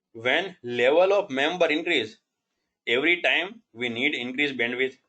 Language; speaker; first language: English; non-native, local second language; Gujarati